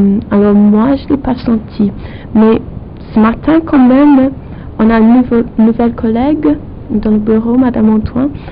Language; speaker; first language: French; non-native, fluent; English